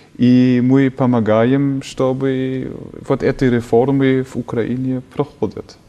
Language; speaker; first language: Russian; non-native, fluent; German